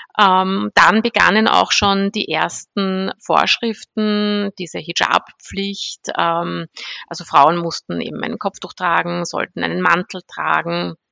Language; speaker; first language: German; early bilingual, other home language; Persian